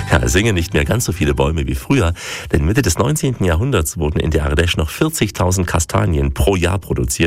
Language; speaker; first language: German; native; German